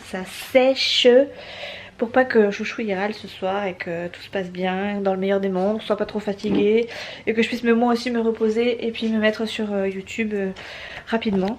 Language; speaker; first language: French; native; French